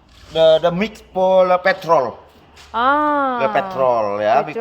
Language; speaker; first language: English; non-native, learner; Indonesian